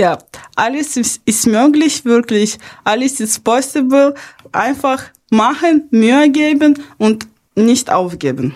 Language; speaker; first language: German; non-native, fluent; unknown